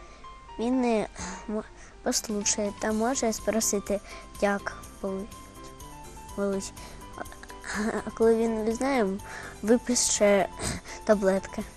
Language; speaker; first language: Ukrainian; non-native, local second language; Russian